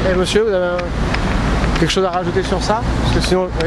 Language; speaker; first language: French; native; French